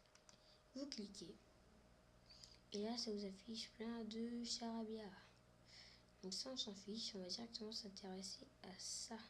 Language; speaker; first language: French; native; French